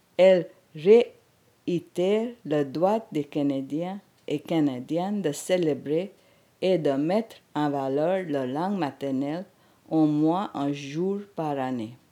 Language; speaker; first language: French; non-native, fluent; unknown